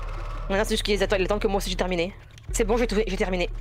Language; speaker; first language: French; native; French